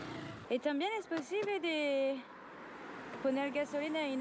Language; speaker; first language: Spanish; non-native, learner; French